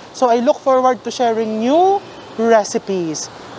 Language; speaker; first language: English; non-native, local second language; Filipino